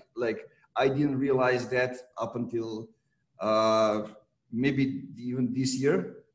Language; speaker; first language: English; non-native, fluent; Serbian